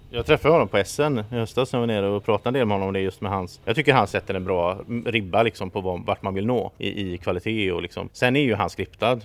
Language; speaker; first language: Swedish; native; Swedish